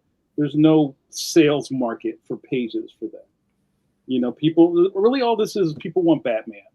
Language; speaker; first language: English; native; English